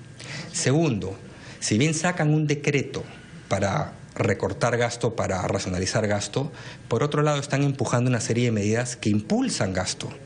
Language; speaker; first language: Spanish; native; Spanish